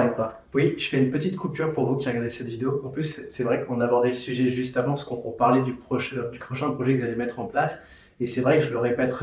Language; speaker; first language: French; native; French